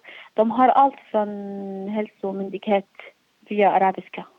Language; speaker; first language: Swedish; non-native, fluent; Arabic